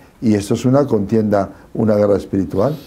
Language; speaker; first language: Spanish; native; Spanish